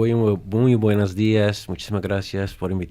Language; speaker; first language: Spanish; non-native, fluent; Arabic